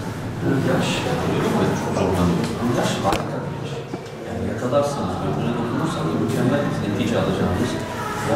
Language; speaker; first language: Turkish; native; Turkish